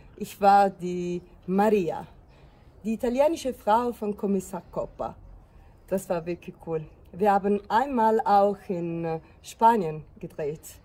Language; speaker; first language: German; non-native, fluent; Italian